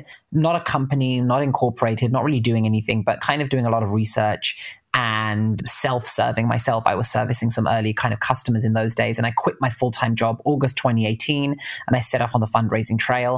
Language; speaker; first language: English; native; English